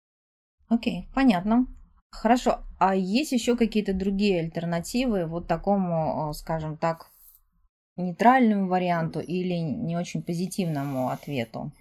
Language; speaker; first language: Russian; native; Russian